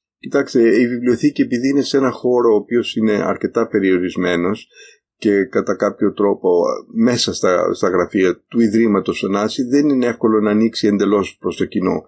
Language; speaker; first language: Greek; native; Greek